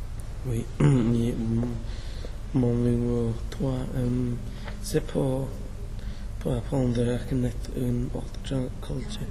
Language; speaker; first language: French; non-native, learner; English